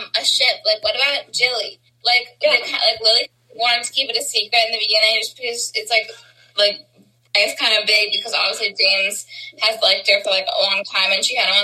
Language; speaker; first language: English; native; English